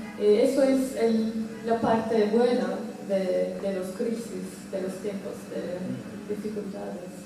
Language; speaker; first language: Spanish; non-native, fluent; Turkish